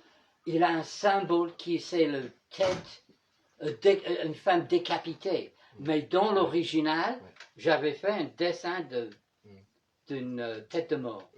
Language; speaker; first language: French; non-native, fluent; English